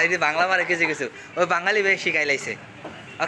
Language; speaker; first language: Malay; non-native, learner; Bangla